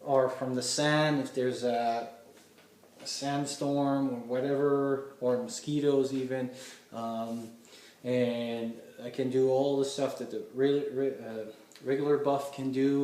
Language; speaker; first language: English; non-native, fluent; French